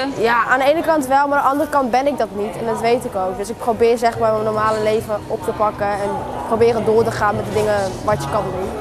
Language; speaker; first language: Dutch; early bilingual, heritage; Dutch